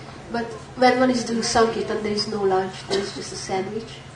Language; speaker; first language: English; non-native, fluent; Hungarian